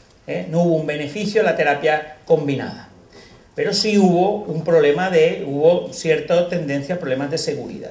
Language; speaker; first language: Spanish; native; Spanish